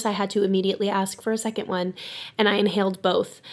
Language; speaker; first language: English; native; English